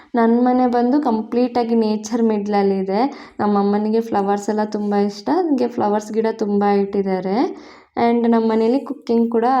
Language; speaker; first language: Kannada; non-native, local second language; Tulu